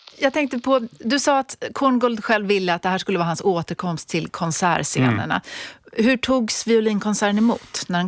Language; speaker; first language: Swedish; native; Swedish